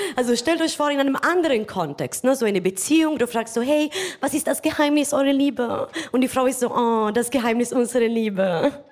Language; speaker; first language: German; non-native, fluent; Italian